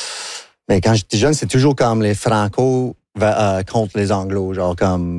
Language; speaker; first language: French; non-native, local second language; English